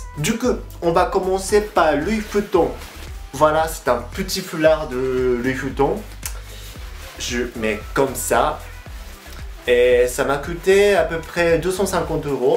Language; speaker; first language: French; non-native, fluent; Japanese